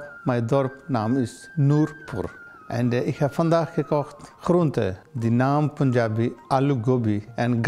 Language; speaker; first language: Dutch; non-native, learner; Punjabi